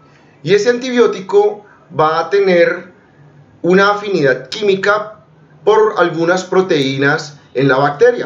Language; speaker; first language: Spanish; native; Spanish